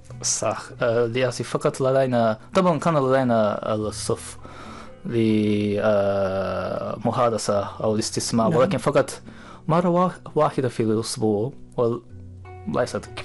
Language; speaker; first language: Arabic; non-native, fluent; Japanese